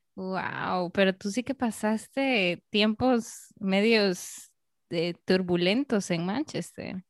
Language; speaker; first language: Spanish; native; Spanish